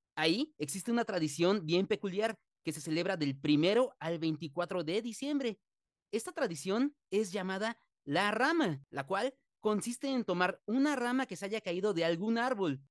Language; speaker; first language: Spanish; native; Spanish